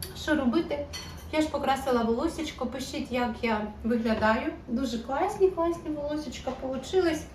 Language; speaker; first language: Ukrainian; native; Ukrainian